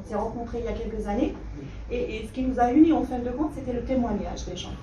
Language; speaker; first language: French; non-native, local second language; Arabic